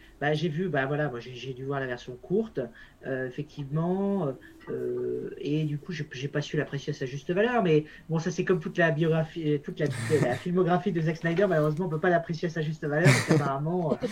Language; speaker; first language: French; native; French